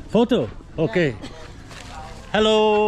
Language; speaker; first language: Indonesian; non-native, learner; English